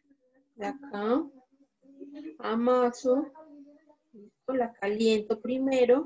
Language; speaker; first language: Spanish; native; Spanish